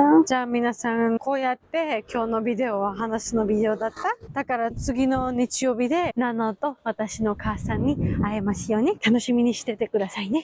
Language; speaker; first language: Japanese; non-native, learner; Georgian